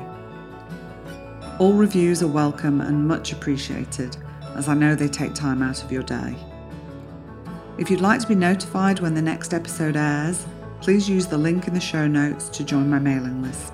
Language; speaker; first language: English; native; English